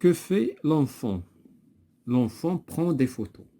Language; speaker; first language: French; non-native, local second language; Arabic